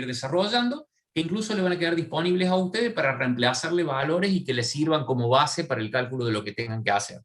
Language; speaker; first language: Spanish; native; Spanish